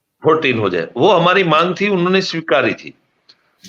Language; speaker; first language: Hindi; non-native, local second language; Gujarati